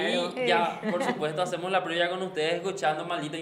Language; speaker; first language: Spanish; native; Spanish